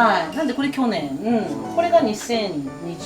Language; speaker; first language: Japanese; native; Japanese